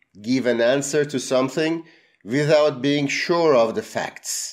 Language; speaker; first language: English; non-native, fluent; Persian